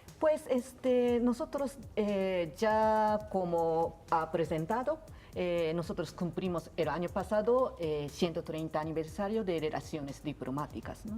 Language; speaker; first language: Spanish; non-native, learner; Japanese